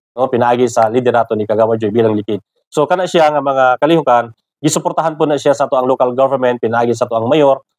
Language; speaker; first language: Cebuano; non-native, local second language; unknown